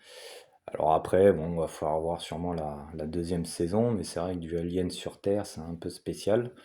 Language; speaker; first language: French; native; French